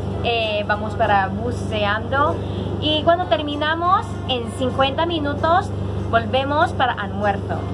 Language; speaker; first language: Spanish; non-native, learner; Thai